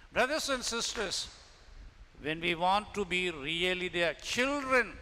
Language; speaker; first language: English; non-native, local second language; Tamil